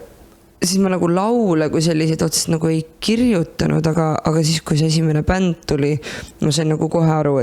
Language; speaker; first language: Estonian; native; Estonian